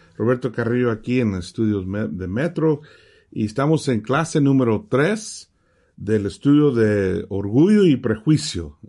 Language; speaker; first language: Spanish; early bilingual, heritage; Spanish